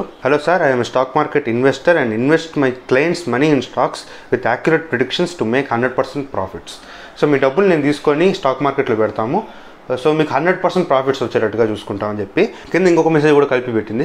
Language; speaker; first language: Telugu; native; Telugu